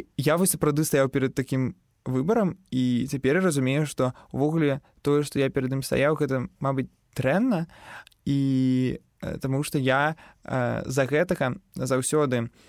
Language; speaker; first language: Belarusian; non-native, local second language; Russian